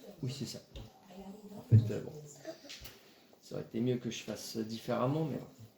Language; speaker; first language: French; native; French